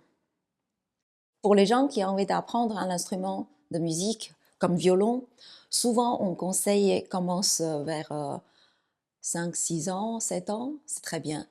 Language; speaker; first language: French; non-native, fluent; Chinese